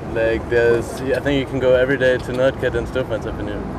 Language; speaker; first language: English; non-native, fluent; German